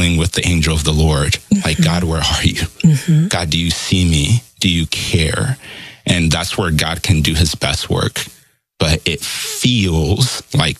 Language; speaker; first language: English; non-native, fluent; Spanish